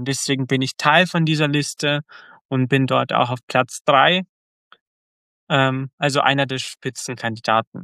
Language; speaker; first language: German; early bilingual, other home language; Croatian